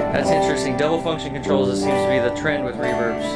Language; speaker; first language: English; native; English